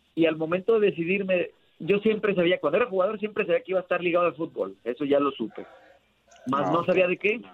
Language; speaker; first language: Spanish; native; Spanish